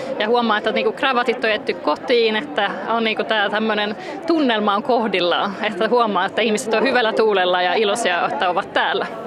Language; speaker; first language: Finnish; early bilingual, heritage; Finnish